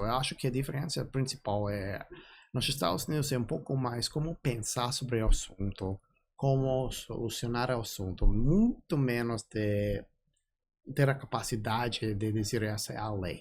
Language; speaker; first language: Portuguese; non-native, fluent; English